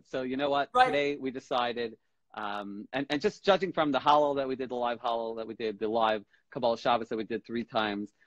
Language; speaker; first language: English; native; English